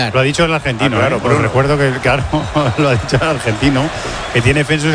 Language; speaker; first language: Spanish; native; Spanish